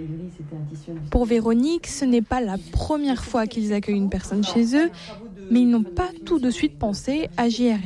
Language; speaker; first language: French; native; French